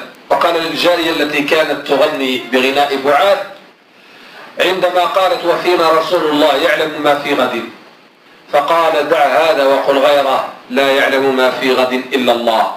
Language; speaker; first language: Arabic; native; Arabic